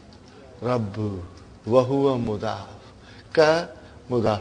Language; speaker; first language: Arabic; non-native, fluent; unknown